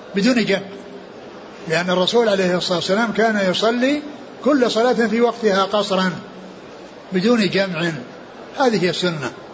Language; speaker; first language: Arabic; native; Arabic